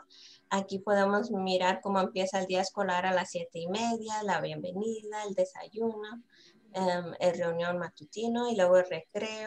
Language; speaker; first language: Spanish; early bilingual, heritage; Spanish